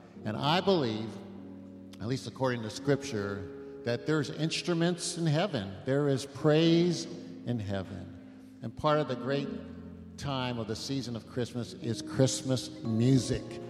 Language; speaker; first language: English; early bilingual, other home language; Spanish